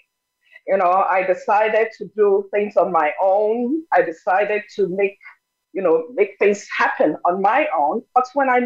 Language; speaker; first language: English; non-native, local second language; Yoruba